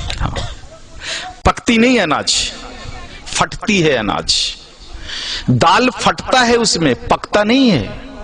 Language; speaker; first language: Hindi; native; Hindi